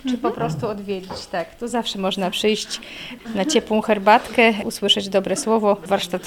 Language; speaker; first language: Polish; native; Polish